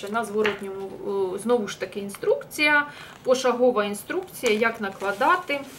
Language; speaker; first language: Ukrainian; non-native, local second language; Russian